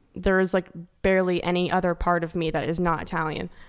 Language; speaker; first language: English; early bilingual, other home language; Italian